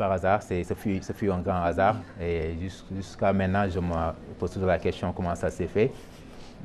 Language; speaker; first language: French; non-native, local second language; Wolof